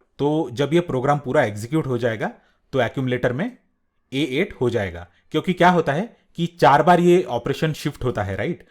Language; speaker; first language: Hindi; non-native, local second language; Marathi